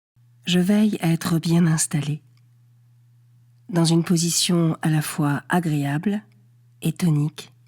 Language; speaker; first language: French; native; French